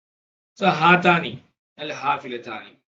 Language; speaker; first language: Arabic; non-native, fluent; Tamil